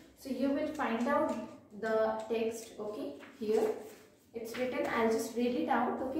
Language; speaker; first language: English; non-native, local second language; Hindi